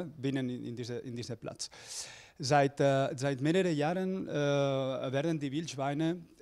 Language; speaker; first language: German; non-native, fluent; Spanish